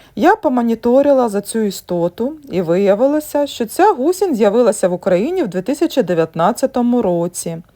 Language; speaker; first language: Ukrainian; native; Ukrainian